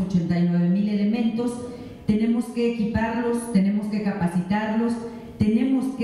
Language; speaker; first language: Spanish; native; Spanish